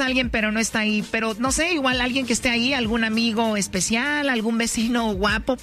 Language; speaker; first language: Spanish; native; Spanish